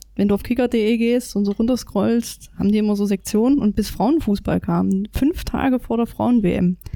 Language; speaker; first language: German; native; German